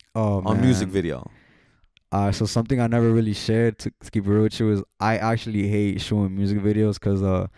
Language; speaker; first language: English; native; English